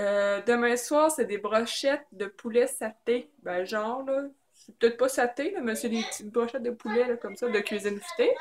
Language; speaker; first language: French; native; French